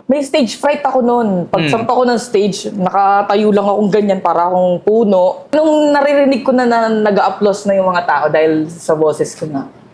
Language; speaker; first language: Filipino; native; Filipino